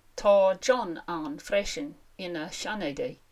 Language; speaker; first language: Irish; non-native, learner; English